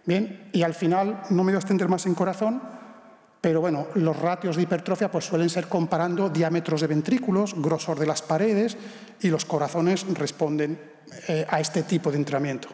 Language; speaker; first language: Spanish; native; Spanish